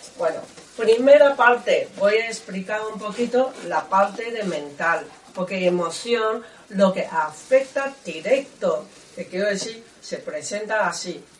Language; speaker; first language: Spanish; non-native, learner; Chinese